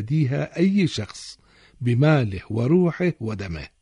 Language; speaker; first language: Arabic; native; Arabic